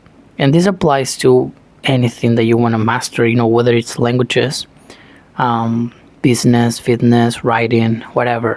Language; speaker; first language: English; non-native, fluent; Spanish